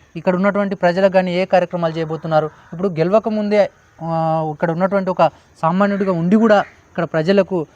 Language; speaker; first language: Telugu; native; Telugu